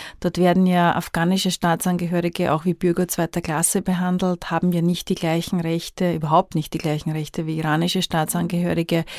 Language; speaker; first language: German; native; German